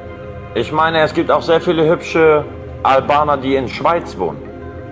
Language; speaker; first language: German; early bilingual, other home language; Albanian